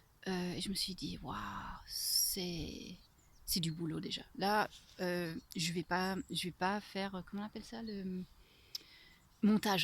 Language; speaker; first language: French; non-native, fluent; English